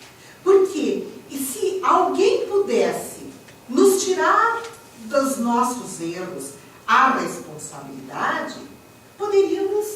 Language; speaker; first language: Portuguese; native; Portuguese